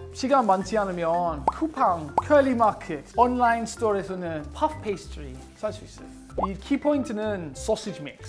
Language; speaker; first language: Korean; non-native, learner; English